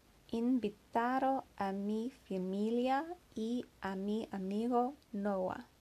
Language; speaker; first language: Spanish; non-native, learner; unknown